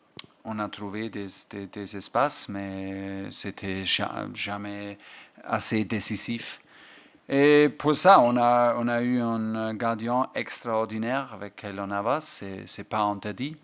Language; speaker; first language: French; non-native, fluent; German